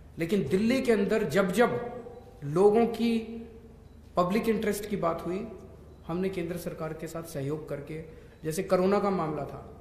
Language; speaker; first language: Hindi; native; Hindi